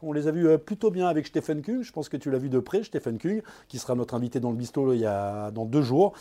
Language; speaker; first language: French; native; French